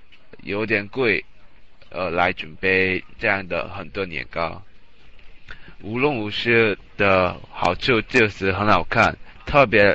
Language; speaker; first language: Chinese; non-native, learner; English